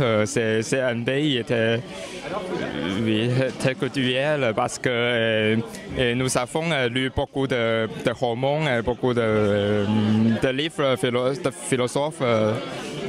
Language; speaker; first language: French; non-native, learner; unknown